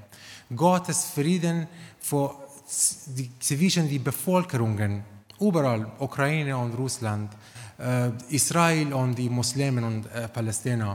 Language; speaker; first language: German; non-native, learner; Romanian